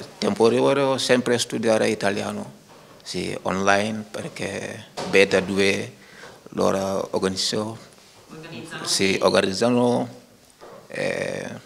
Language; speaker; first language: Italian; non-native, learner; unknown